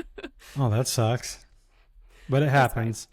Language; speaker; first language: English; native; English